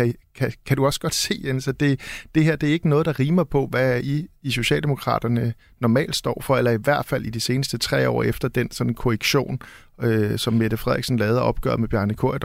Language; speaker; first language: Danish; native; Danish